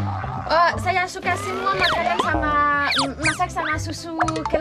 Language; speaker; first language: Indonesian; non-native, learner; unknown